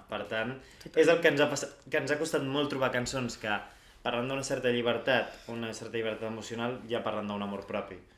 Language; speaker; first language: Catalan; native; Catalan